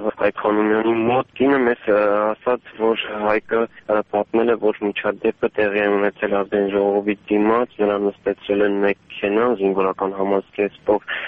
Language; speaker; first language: Armenian; native; Armenian